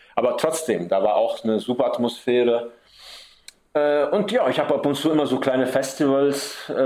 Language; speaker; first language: German; early bilingual, heritage; German